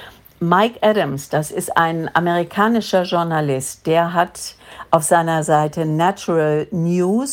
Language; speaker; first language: German; native; German